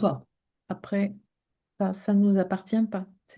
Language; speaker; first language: French; native; French